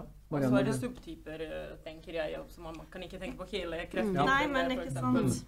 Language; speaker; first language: Norwegian; non-native, fluent; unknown